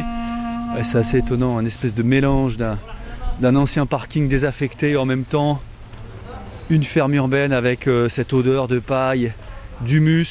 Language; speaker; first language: French; native; French